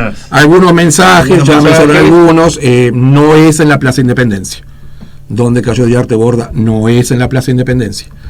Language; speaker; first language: Spanish; native; Spanish